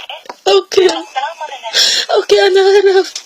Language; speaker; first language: Arabic; non-native, learner; Filipino